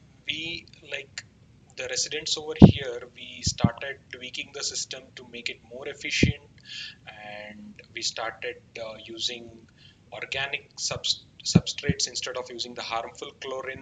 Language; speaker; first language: English; non-native, local second language; Kannada